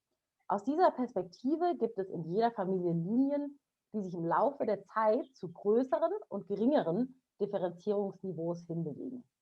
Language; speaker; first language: German; native; German